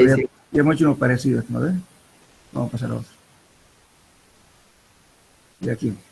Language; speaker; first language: Spanish; native; Spanish